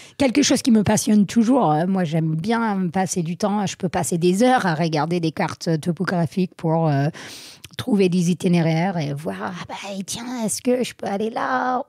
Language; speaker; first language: French; non-native, fluent; English